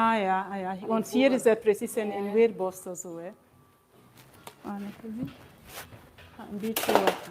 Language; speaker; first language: Dutch; non-native, learner; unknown